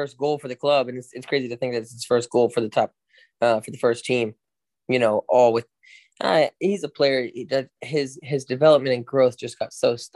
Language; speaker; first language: English; native; English